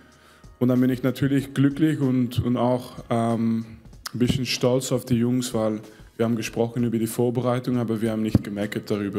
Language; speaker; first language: German; non-native, fluent; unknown